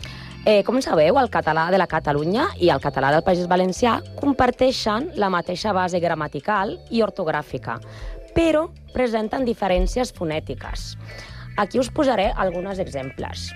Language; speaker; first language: Catalan; non-native, learner; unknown